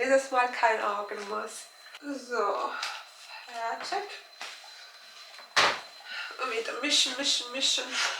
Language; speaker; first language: German; non-native, learner; Turkish